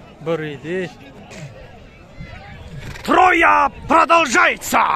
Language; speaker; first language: Russian; non-native, learner; Tajik